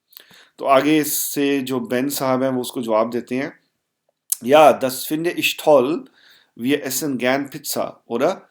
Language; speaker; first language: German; non-native, fluent; Urdu